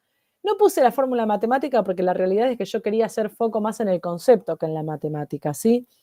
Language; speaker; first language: Spanish; native; Spanish